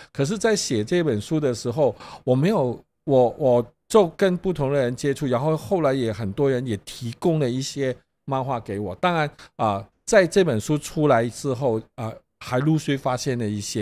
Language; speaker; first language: Chinese; non-native, local second language; Cantonese